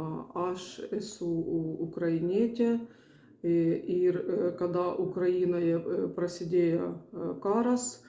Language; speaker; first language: Lithuanian; non-native, learner; Ukrainian